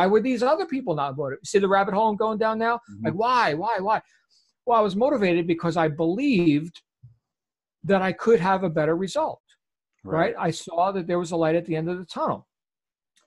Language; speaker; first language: English; native; English